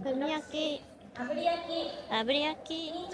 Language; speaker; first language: Japanese; non-native, learner; Korean